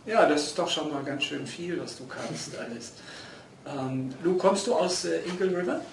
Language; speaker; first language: German; non-native, fluent; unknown